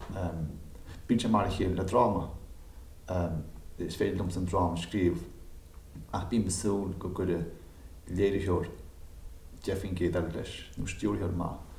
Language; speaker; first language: Irish; native; Irish